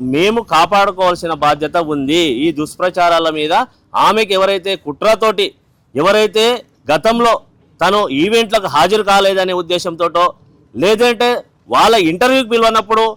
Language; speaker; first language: Telugu; non-native, local second language; Lambadi